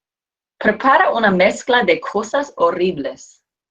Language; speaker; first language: Spanish; non-native, fluent; English